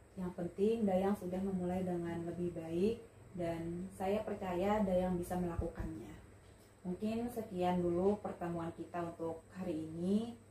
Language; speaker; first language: Indonesian; native; Indonesian